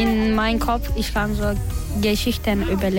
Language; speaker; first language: German; non-native, learner; Turkish